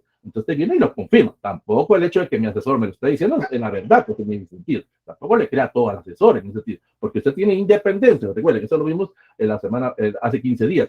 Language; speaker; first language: Spanish; native; Spanish